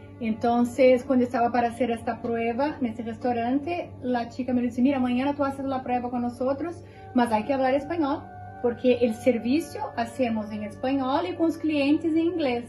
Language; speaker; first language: Spanish; non-native, fluent; Portuguese